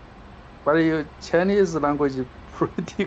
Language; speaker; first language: English; non-native, learner; Chinese